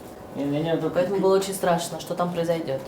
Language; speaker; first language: Russian; native; Russian